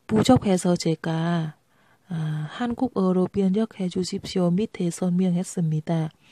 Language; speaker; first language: Korean; non-native, learner; Vietnamese